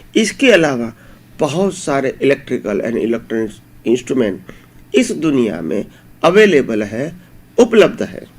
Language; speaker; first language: Hindi; native; Hindi